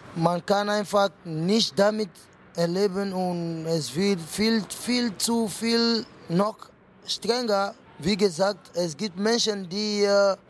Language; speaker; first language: German; non-native, fluent; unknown